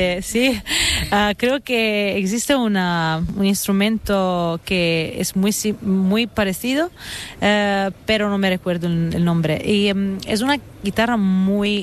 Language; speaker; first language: Spanish; non-native, fluent; Italian